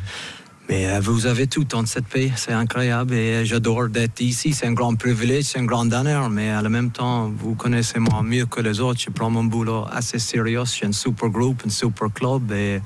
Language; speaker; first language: French; non-native, fluent; English